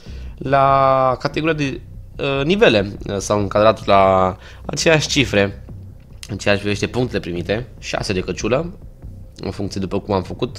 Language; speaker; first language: Romanian; native; Romanian